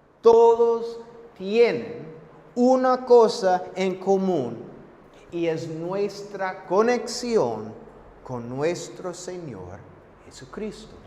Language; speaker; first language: Spanish; non-native, fluent; English